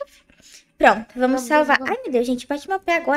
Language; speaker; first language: Portuguese; native; Portuguese